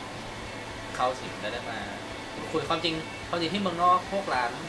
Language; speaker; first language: Thai; native; Thai